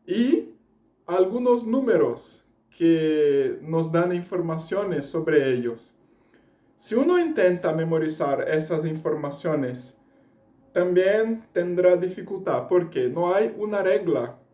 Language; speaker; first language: Spanish; non-native, fluent; Portuguese